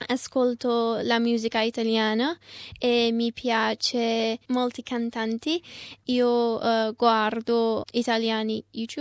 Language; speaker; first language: Italian; non-native, learner; Persian